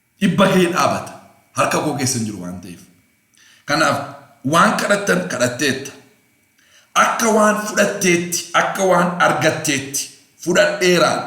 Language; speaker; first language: Oromo; non-native, local second language; Amharic